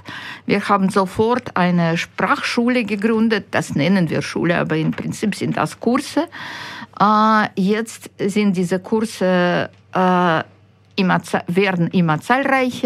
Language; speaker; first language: German; non-native, fluent; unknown